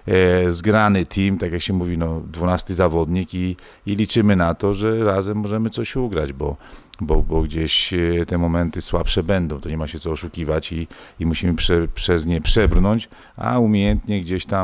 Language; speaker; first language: Polish; native; Polish